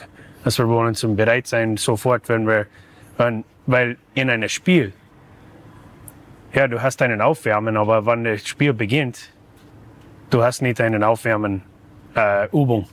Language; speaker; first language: German; non-native, learner; English